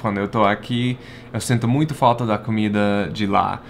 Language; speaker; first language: Portuguese; non-native, fluent; English